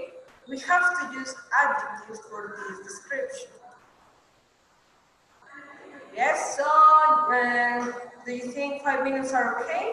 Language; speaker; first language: English; non-native, fluent; Spanish